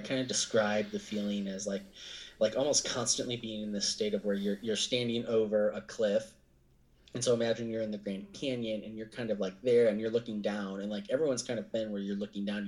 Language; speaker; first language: English; native; English